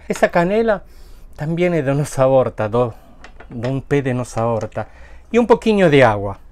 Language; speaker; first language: Spanish; native; Spanish